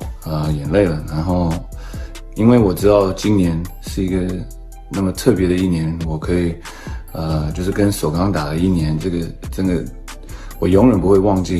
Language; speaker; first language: Chinese; early bilingual, heritage; English